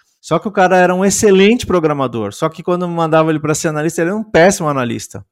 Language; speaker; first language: Portuguese; native; Portuguese